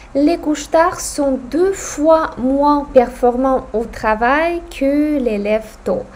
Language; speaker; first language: French; non-native, fluent; Russian